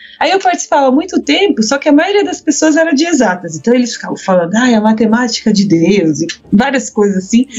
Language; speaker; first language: Portuguese; early bilingual, heritage; Portuguese